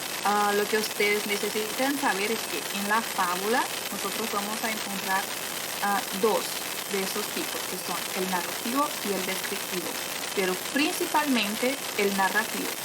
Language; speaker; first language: Spanish; non-native, fluent; Portuguese